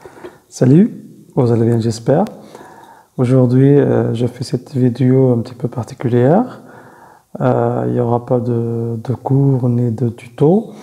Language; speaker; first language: French; non-native, fluent; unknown